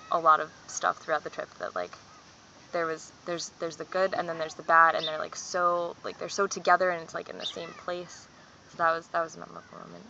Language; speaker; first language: English; native; English